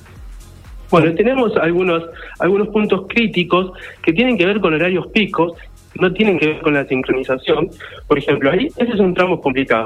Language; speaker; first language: Spanish; native; Spanish